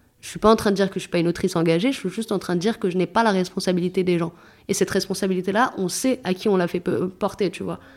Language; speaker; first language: French; early bilingual, other home language; Arabic